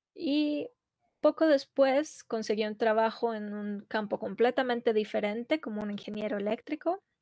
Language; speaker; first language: Spanish; non-native, fluent; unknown